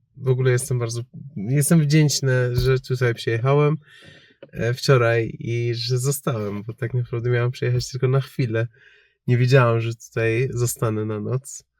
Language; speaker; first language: Polish; non-native, fluent; Persian